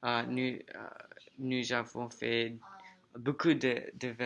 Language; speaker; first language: French; non-native, learner; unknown